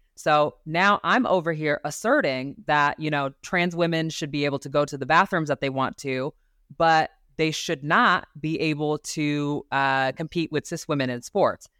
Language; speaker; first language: English; native; English